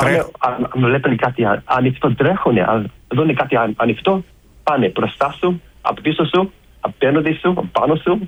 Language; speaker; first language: Greek; early bilingual, heritage; Greek